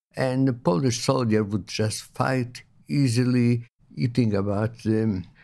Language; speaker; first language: English; non-native, fluent; Lithuanian